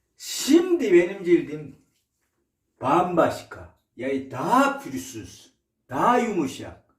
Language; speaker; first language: Turkish; non-native, learner; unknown